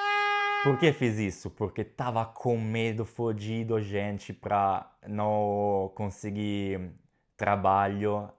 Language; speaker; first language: Portuguese; non-native, fluent; Italian